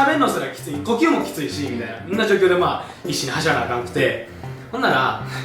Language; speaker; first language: Japanese; native; Japanese